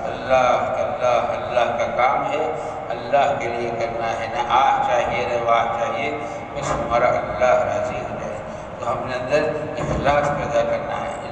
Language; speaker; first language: Urdu; non-native, local second language; Gujarati